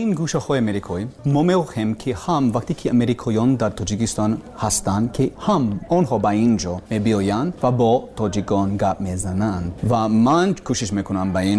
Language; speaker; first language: Persian; non-native, learner; English